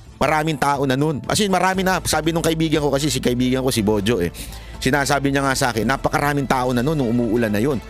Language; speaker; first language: Filipino; native; Filipino